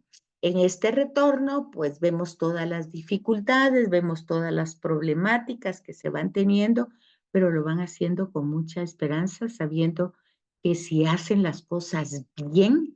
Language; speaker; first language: Spanish; native; Spanish